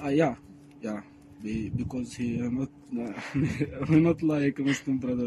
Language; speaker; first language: English; non-native, learner; Arabic